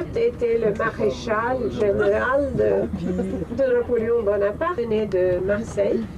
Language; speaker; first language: French; non-native, fluent; Swedish